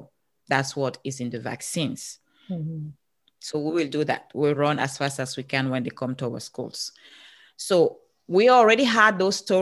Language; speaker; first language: English; non-native, local second language; French